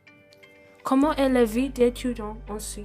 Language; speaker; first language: French; non-native, learner; English